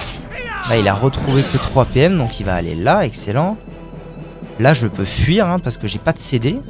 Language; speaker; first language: French; native; French